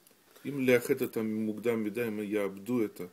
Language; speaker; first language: Hebrew; non-native, fluent; Russian